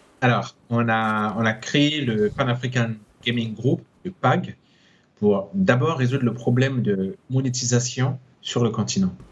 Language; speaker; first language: French; non-native, local second language; Sango